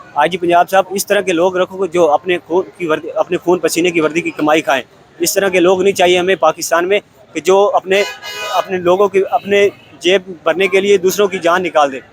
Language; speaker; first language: Urdu; non-native, local second language; Punjabi